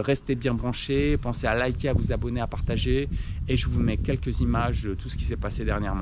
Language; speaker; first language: French; native; French